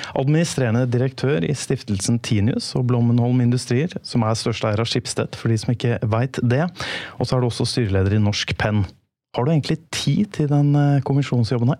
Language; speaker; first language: Norwegian; native; Norwegian